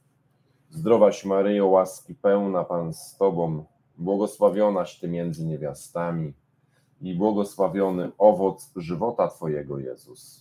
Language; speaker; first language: Polish; native; Polish